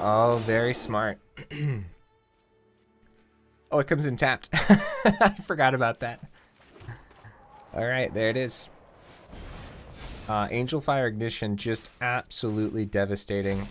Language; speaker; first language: English; native; English